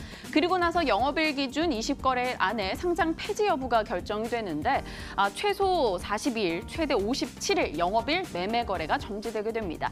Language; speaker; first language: Korean; native; Korean